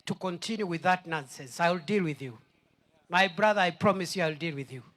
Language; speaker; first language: English; non-native, local second language; Swahili